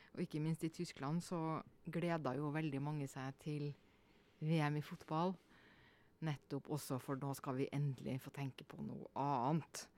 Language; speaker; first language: Norwegian; native; Norwegian